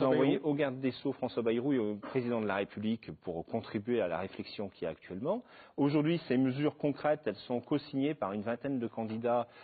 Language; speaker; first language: French; native; French